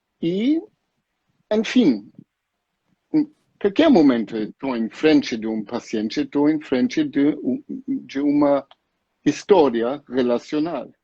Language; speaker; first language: Portuguese; non-native, fluent; German